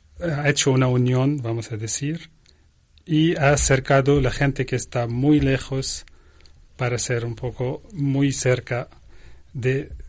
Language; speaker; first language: Spanish; non-native, learner; Arabic